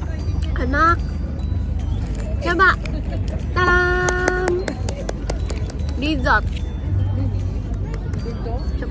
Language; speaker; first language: Indonesian; non-native, fluent; Japanese